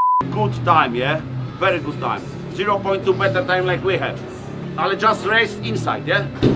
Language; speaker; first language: English; non-native, learner; Polish